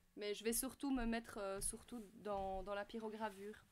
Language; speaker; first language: French; native; French